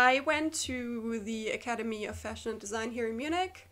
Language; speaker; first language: English; non-native, fluent; German